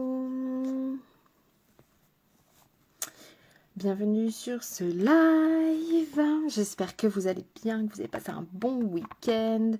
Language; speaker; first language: French; native; French